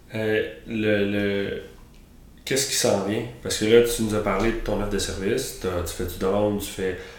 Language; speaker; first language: French; native; French